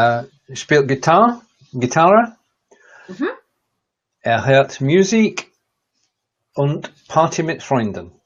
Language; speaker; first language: German; non-native, learner; English